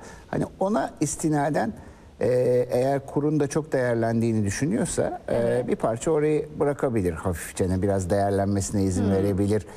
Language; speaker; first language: Turkish; native; Turkish